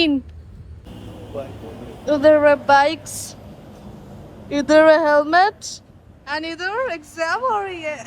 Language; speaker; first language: Hindi; non-native, local second language; Bangla